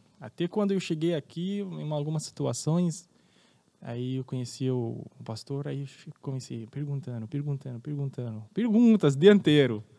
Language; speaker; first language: Portuguese; non-native, fluent; Arabic